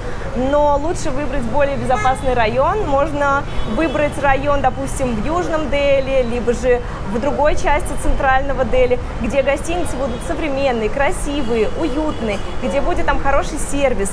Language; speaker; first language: Russian; native; Russian